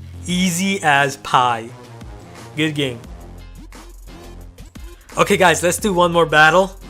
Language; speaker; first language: English; native; English